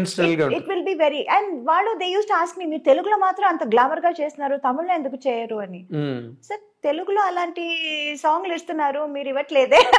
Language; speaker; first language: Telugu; non-native, local second language; Tamil